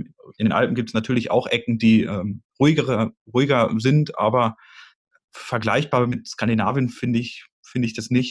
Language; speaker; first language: German; native; German